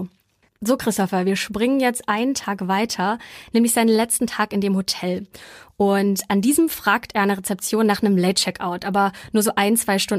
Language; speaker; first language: German; native; German